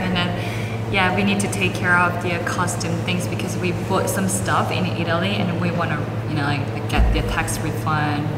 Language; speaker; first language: English; non-native, fluent; Korean